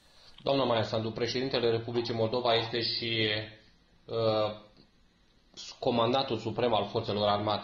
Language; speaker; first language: Romanian; native; Romanian